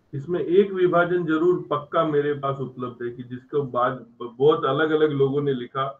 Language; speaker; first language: Hindi; native; Hindi